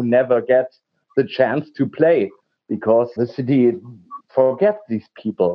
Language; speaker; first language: English; non-native, learner; German